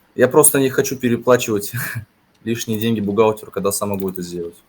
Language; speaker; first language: Russian; native; Russian